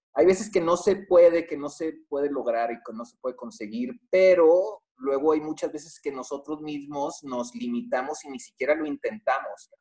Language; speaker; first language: Spanish; native; Spanish